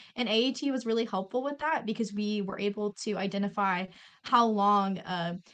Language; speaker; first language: English; native; English